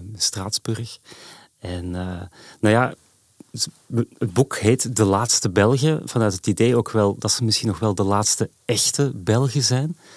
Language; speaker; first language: Dutch; native; Dutch